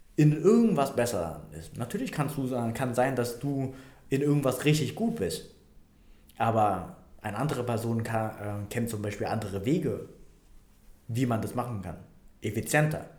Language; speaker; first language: German; non-native, fluent; Vietnamese